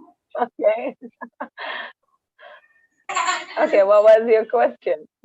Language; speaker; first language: English; non-native, fluent; Arabic